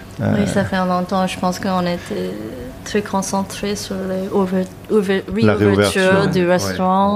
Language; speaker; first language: French; non-native, learner; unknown